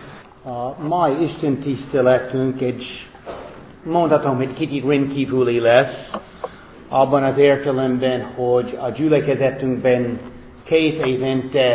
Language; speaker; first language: Hungarian; non-native, fluent; English